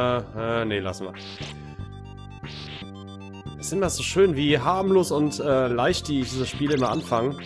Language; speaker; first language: German; native; German